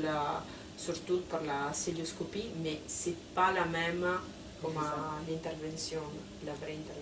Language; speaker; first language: French; non-native, fluent; Italian